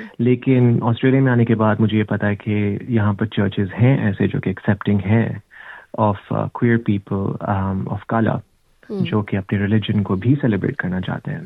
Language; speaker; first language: Urdu; native; Urdu